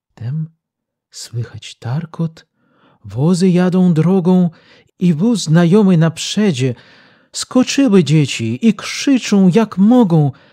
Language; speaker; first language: Polish; early bilingual, heritage; Polish